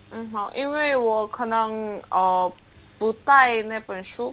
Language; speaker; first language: Chinese; non-native, learner; Korean